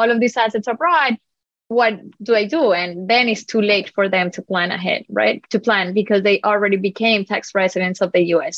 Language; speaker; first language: English; non-native, fluent; Spanish